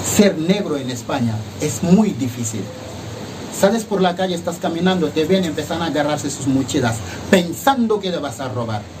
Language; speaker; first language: Spanish; non-native, fluent; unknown